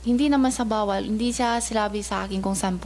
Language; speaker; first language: Filipino; non-native, learner; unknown